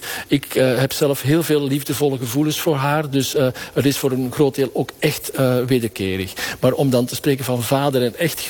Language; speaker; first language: Dutch; native; Dutch